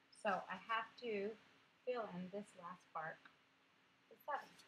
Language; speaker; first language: English; native; English